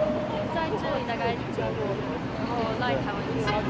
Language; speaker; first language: Chinese; non-native, fluent; French